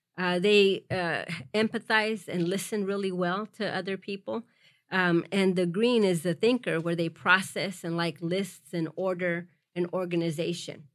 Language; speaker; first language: English; early bilingual, other home language; Spanish